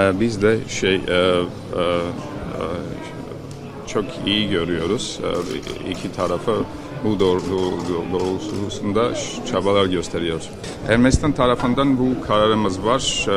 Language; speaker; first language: Turkish; non-native, fluent; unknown